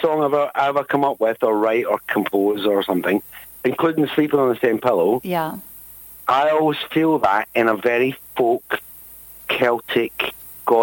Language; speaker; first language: English; native; English